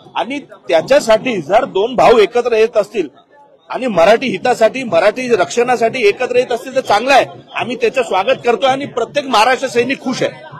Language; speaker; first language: Marathi; non-native, local second language; Gujarati